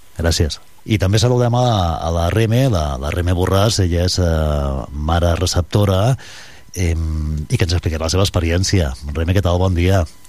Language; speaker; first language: Catalan; native; Catalan